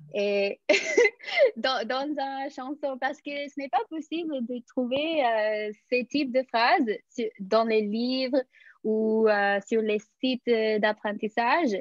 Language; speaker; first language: French; non-native, fluent; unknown